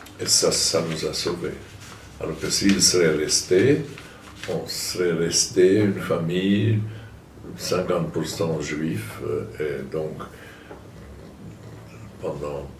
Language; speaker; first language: French; non-native, fluent; German